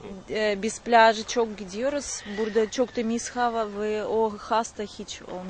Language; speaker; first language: Turkish; non-native, learner; Russian